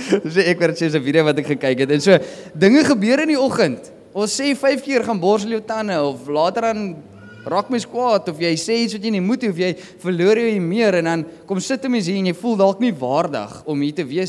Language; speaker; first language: Afrikaans; native; Afrikaans